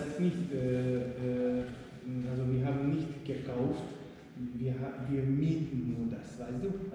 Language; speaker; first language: German; non-native, learner; Hungarian